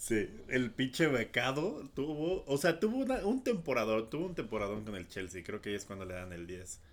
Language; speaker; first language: Spanish; native; Spanish